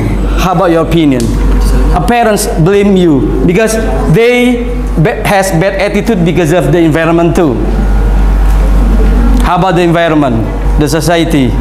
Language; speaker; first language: English; non-native, fluent; Indonesian